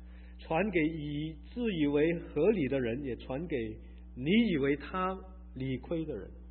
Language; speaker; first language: Chinese; native; Chinese